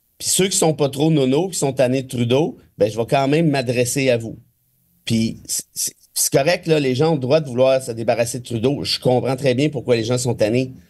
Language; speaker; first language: French; native; French